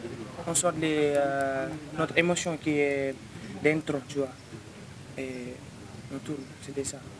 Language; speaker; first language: French; non-native, local second language; Wolof